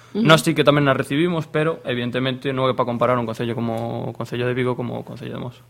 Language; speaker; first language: Galician; native; Galician